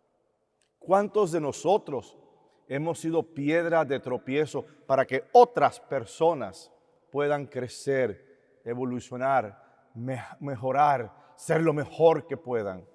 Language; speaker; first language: Spanish; native; Spanish